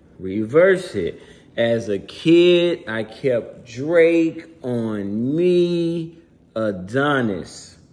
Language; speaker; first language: English; native; English